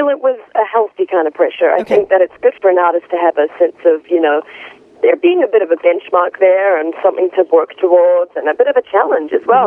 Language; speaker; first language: English; native; English